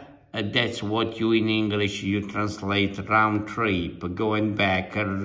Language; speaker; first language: English; non-native, fluent; Italian